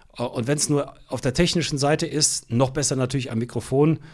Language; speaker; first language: German; native; German